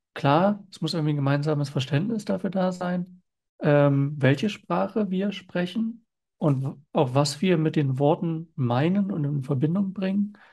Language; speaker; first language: German; native; German